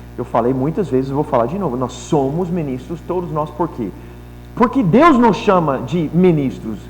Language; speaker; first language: Portuguese; non-native, fluent; English